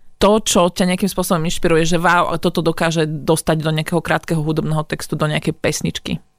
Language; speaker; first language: Slovak; native; Slovak